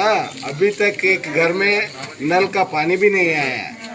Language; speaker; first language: Hindi; non-native, local second language; Kannada